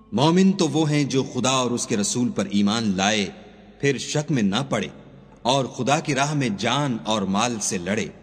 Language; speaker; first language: Urdu; native; Urdu